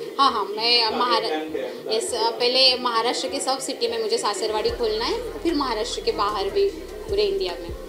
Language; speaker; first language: Hindi; non-native, local second language; Marathi